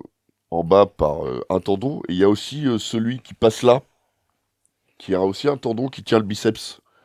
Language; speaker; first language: French; native; French